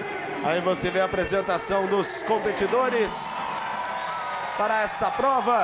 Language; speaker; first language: Portuguese; native; Portuguese